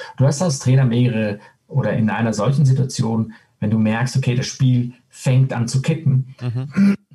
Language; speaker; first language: German; native; German